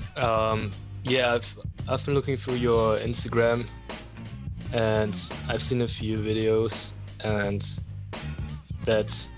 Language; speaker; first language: English; non-native, fluent; German